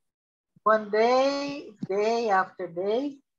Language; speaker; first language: English; non-native, learner; Portuguese